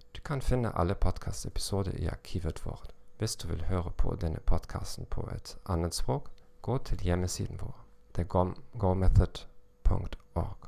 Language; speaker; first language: Norwegian; non-native, learner; German